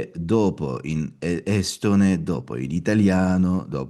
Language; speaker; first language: Italian; non-native, learner; Russian